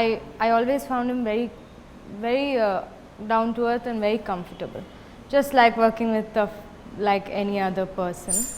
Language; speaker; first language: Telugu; non-native, local second language; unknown